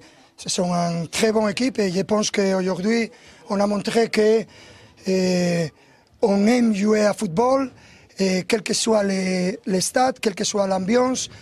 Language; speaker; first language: French; non-native, learner; Spanish